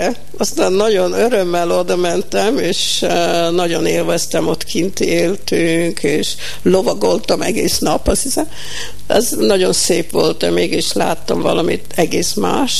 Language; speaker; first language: Hungarian; early bilingual, heritage; Hungarian